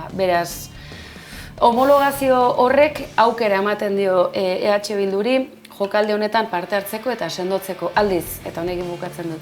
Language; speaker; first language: Basque; native; Basque